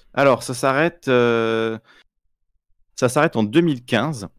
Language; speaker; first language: French; native; French